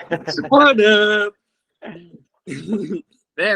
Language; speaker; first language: English; native; English